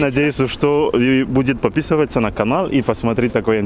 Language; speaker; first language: Russian; non-native, learner; French